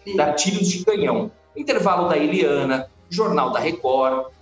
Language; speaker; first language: Portuguese; native; Portuguese